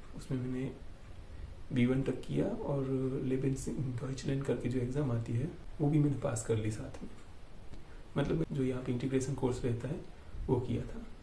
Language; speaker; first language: Hindi; native; Hindi